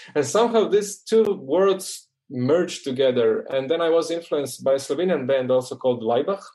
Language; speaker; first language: English; non-native, fluent; Croatian